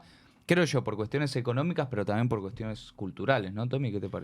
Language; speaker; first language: Spanish; native; Spanish